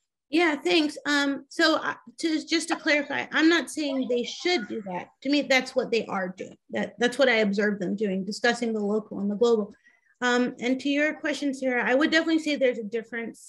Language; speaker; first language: English; native; English